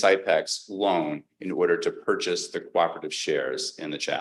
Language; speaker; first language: English; native; English